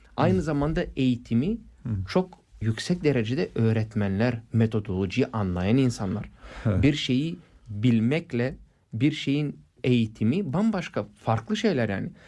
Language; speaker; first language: Turkish; non-native, fluent; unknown